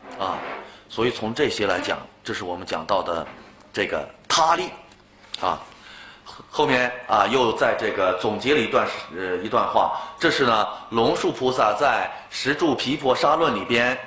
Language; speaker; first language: Chinese; native; Chinese